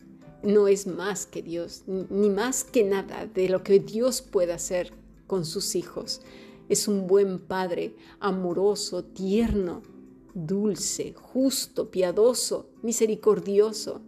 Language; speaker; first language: Spanish; native; Spanish